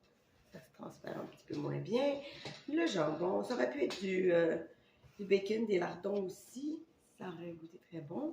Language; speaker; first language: French; native; French